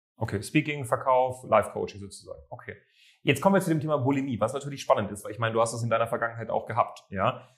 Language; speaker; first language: German; native; German